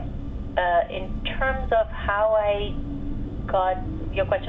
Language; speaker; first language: English; non-native, local second language; Urdu